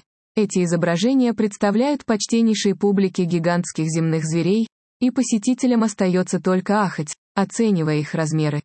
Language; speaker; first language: Russian; native; Russian